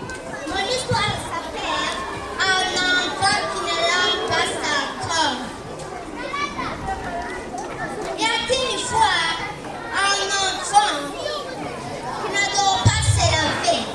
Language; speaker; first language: French; non-native, learner; Kinyarwanda